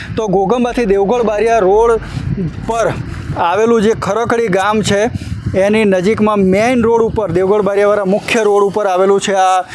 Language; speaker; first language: Gujarati; native; Gujarati